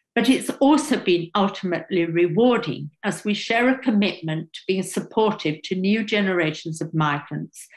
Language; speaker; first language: English; native; English